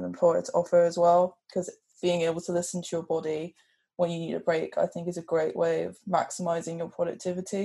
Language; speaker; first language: English; native; English